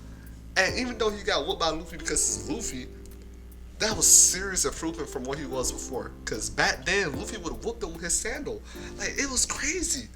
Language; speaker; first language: English; native; English